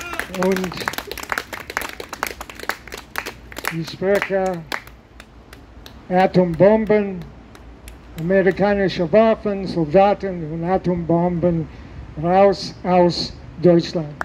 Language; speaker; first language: German; non-native, learner; English